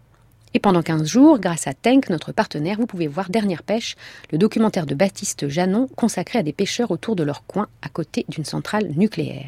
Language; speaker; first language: French; native; French